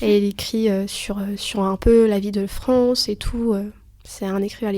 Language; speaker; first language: French; early bilingual, other home language; Lithuanian